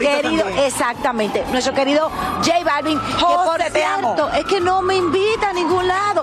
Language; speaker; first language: Spanish; native; Spanish